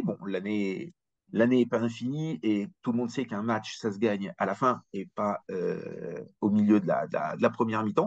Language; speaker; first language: French; native; French